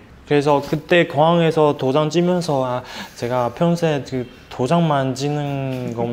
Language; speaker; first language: Korean; non-native, fluent; Chinese